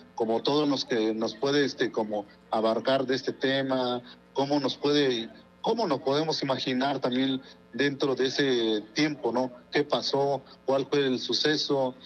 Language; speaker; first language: Spanish; non-native, local second language; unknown